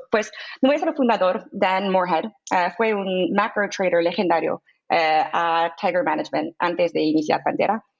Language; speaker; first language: Spanish; non-native, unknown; English